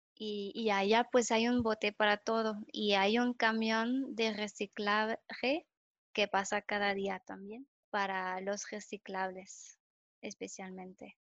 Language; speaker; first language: Spanish; non-native, fluent; French